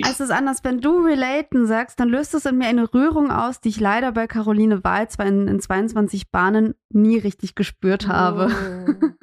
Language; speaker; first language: German; native; German